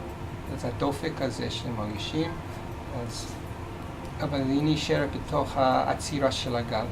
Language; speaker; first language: Hebrew; non-native, fluent; English